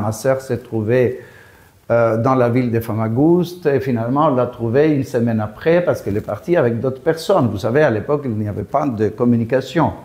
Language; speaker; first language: French; non-native, fluent; Greek